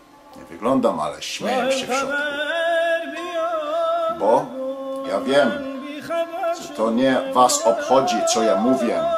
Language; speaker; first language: Polish; early bilingual, heritage; English